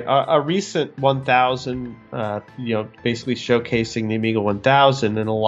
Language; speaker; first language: English; native; English